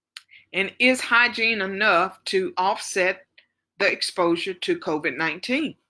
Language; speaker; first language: English; native; English